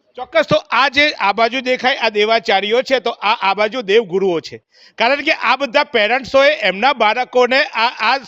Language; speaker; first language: Gujarati; native; Gujarati